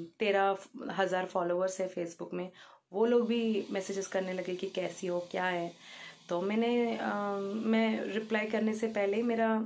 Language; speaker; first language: Hindi; non-native, local second language; Telugu